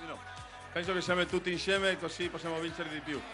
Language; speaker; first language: Italian; non-native, learner; Spanish